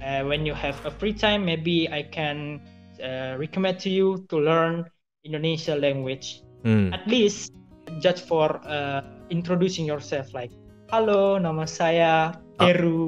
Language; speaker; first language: English; non-native, learner; Indonesian